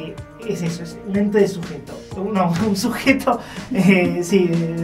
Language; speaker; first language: Spanish; native; Spanish